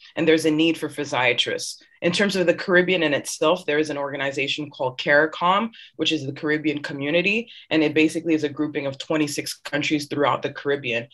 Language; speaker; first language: English; early bilingual, other home language; French